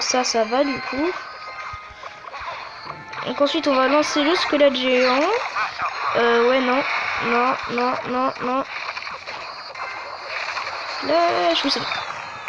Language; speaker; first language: French; native; French